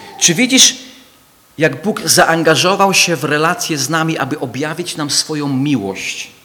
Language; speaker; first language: Polish; non-native, fluent; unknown